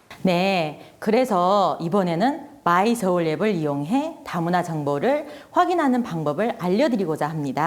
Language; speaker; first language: Korean; non-native, fluent; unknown